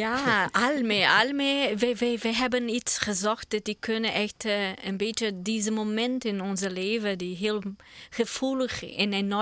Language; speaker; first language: Dutch; non-native, learner; Portuguese